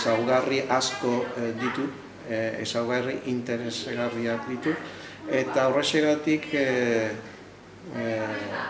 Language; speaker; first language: Basque; non-native, fluent; Spanish